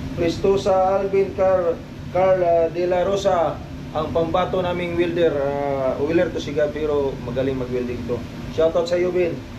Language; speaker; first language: Filipino; non-native, local second language; Cebuano